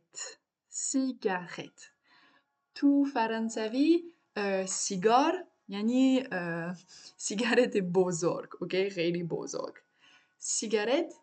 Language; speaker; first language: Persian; non-native, learner; French